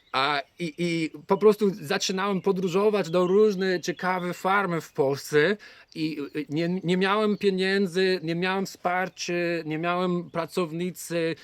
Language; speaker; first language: Polish; non-native, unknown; English